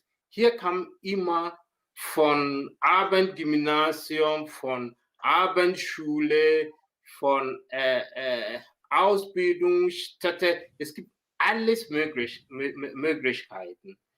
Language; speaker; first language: German; non-native, learner; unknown